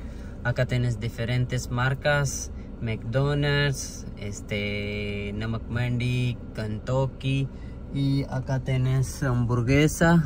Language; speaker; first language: Spanish; non-native, learner; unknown